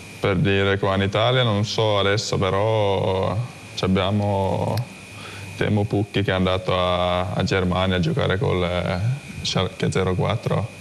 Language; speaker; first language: Italian; non-native, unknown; Swedish